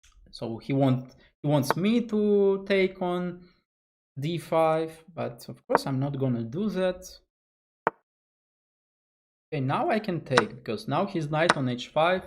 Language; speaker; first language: English; non-native, fluent; Russian